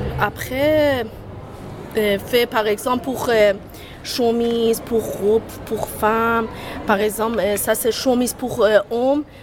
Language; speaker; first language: French; non-native, learner; Persian